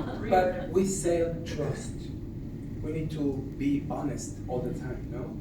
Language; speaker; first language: English; non-native, learner; Spanish